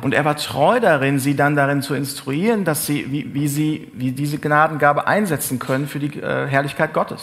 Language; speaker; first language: German; native; German